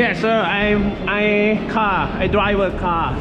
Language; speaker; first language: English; non-native, learner; Thai